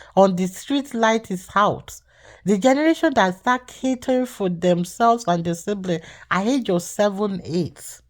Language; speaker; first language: English; non-native, local second language; Yoruba